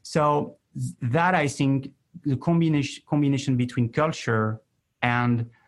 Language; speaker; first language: English; non-native, fluent; French